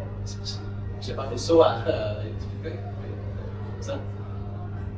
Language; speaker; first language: French; non-native, local second language; Khmer